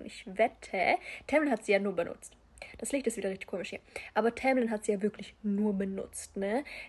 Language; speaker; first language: German; native; German